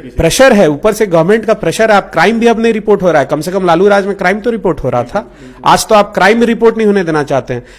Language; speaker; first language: Hindi; native; Hindi